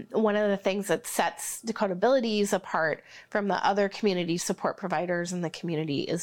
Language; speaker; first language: English; native; English